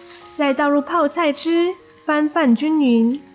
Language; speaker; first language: Chinese; native; Chinese